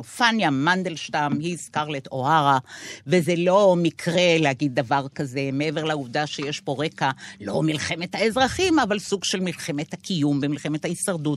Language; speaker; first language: Hebrew; native; Hebrew